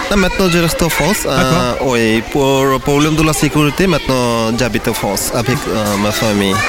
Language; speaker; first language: French; non-native, learner; Bangla